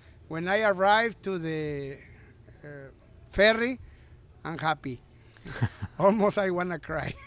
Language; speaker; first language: English; non-native, learner; Spanish